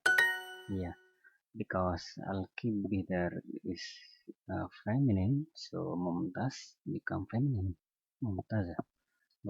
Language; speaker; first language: English; non-native, fluent; Indonesian